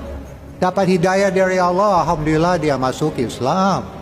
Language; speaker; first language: Indonesian; non-native, fluent; English